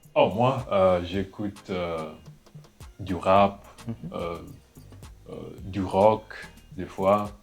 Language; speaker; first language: French; non-native, fluent; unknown